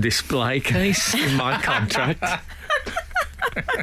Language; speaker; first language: English; native; English